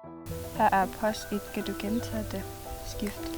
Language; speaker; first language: Danish; non-native, local second language; Kalaallisut